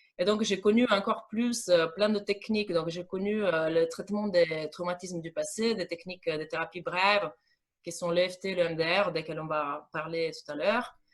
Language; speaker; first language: French; non-native, fluent; Italian